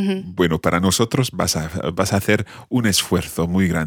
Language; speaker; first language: Spanish; non-native, fluent; English